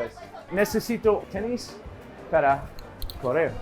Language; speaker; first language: Spanish; non-native, learner; English